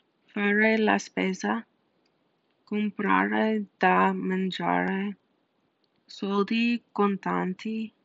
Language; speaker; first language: Italian; non-native, learner; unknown